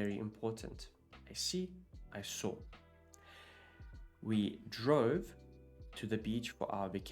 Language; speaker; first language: English; non-native, fluent; Italian